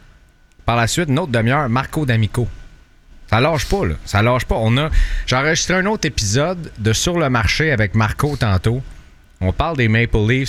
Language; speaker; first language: French; native; French